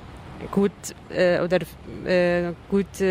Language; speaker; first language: German; non-native, learner; Arabic